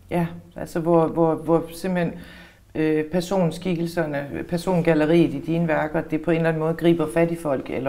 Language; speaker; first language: Danish; native; Danish